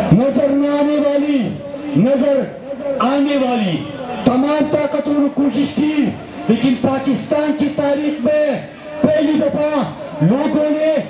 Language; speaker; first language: Urdu; non-native, local second language; Pashto